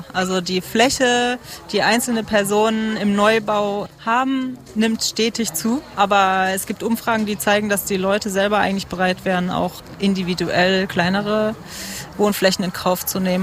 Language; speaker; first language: German; native; German